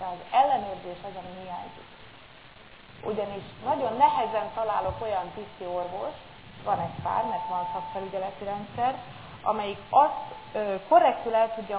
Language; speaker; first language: Hungarian; native; Hungarian